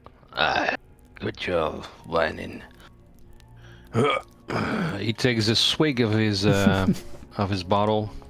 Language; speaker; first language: English; non-native, fluent; French